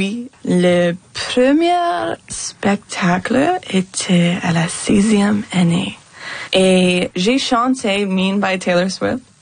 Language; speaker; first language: French; non-native, local second language; English